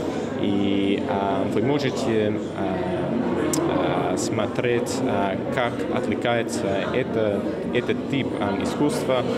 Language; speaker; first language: Russian; non-native, learner; English